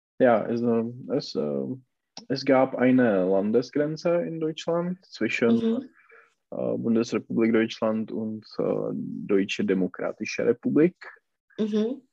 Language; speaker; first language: German; non-native, learner; Czech